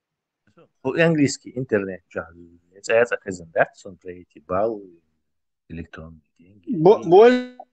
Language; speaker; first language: Russian; non-native, local second language; Chechen